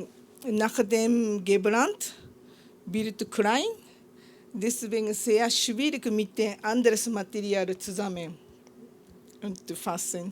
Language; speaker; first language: German; non-native, learner; Japanese